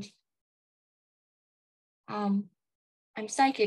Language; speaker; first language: English; non-native, local second language; Japanese